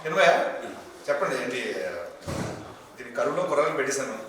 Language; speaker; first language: Telugu; native; Telugu